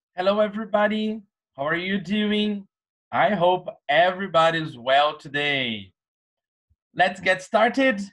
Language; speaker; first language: English; non-native, fluent; Portuguese